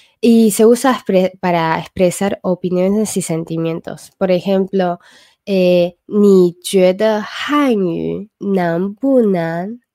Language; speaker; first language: Spanish; non-native, fluent; Chinese